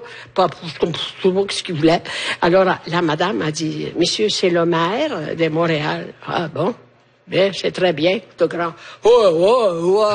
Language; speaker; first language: French; non-native, fluent; Italian